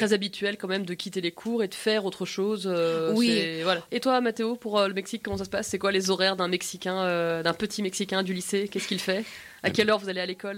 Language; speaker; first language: French; native; French